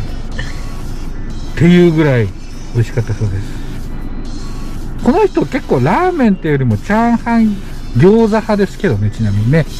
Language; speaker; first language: Japanese; non-native, fluent; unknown